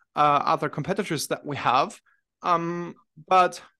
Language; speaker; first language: English; non-native, fluent; German